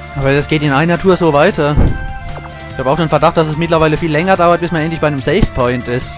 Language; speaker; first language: German; native; German